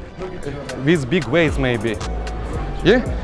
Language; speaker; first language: English; non-native, learner; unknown